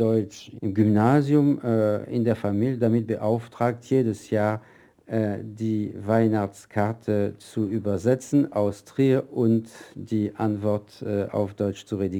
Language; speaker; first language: German; non-native, fluent; French